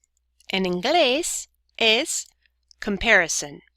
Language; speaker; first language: Spanish; non-native, fluent; English